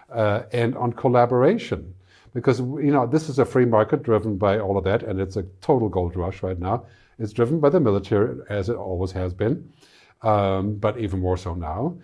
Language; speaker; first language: English; non-native, fluent; German